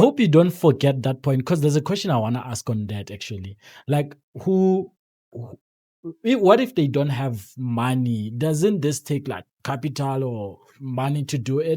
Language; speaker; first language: English; non-native, local second language; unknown